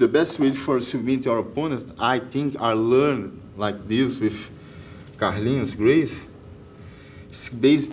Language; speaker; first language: English; non-native, learner; Portuguese